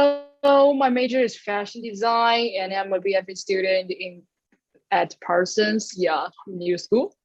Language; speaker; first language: English; non-native, learner; Chinese